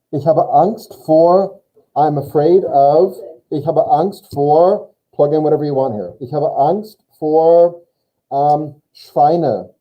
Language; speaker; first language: German; non-native, fluent; English